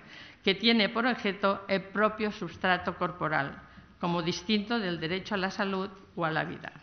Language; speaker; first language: Spanish; native; Spanish